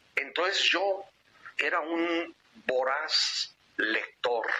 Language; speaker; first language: Spanish; native; Spanish